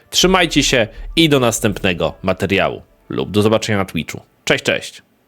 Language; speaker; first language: Polish; native; Polish